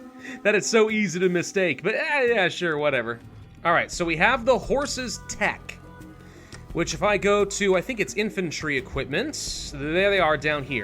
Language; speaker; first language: English; native; English